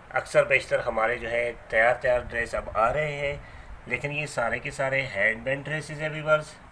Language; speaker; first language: Urdu; native; Urdu